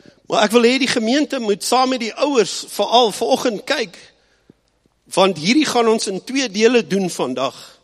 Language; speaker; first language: Afrikaans; early bilingual, heritage; Afrikaans